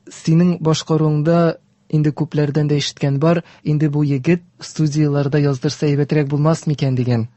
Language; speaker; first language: Tatar; native; Tatar